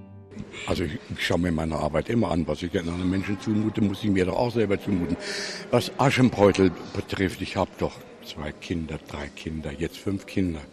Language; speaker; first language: German; native; German